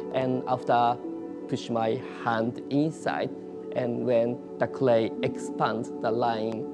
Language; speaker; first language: English; non-native, learner; Japanese